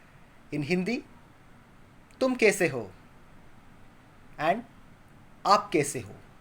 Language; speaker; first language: Hindi; non-native, local second language; Kannada